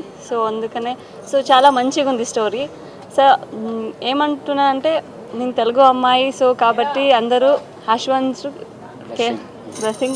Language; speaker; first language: Telugu; early bilingual, heritage; Telugu